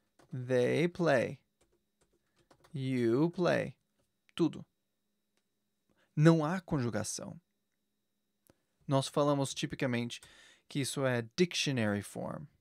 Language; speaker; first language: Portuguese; non-native, fluent; English